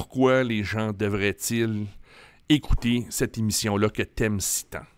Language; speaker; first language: French; native; French